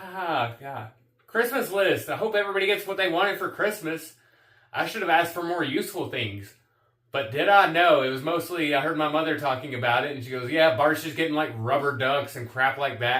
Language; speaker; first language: English; native; English